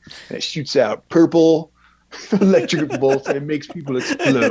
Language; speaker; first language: English; native; English